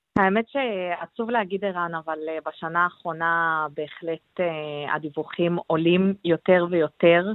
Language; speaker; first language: Hebrew; non-native, local second language; Arabic